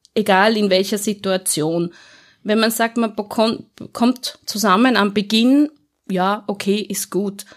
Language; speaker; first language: German; native; German